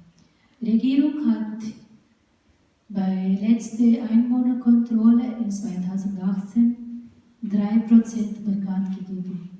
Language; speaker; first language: German; non-native, fluent; Urdu